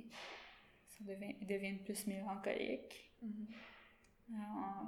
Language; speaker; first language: French; non-native, local second language; English